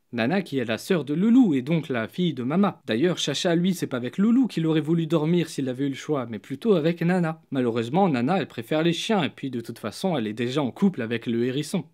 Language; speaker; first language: French; native; French